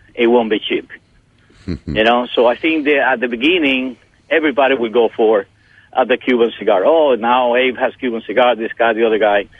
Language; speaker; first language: English; non-native, fluent; Spanish